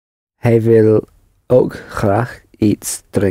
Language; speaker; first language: Dutch; non-native, learner; English